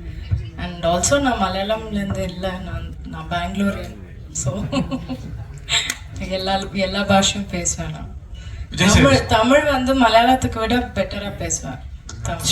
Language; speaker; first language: Tamil; non-native, local second language; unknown